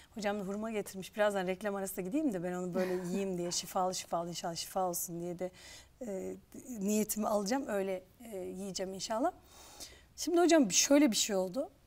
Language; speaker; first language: Turkish; native; Turkish